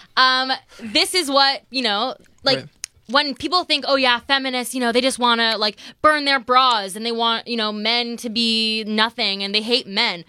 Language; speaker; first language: English; native; English